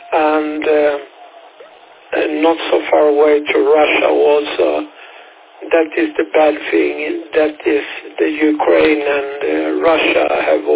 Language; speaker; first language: English; non-native, fluent; Swedish